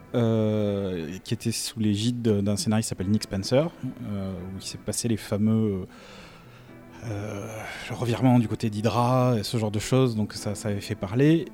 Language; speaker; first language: French; native; French